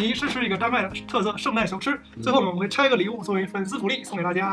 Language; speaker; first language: Chinese; native; Chinese